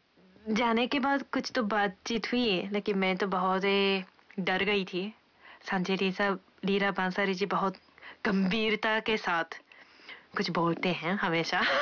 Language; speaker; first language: Hindi; non-native, fluent; Japanese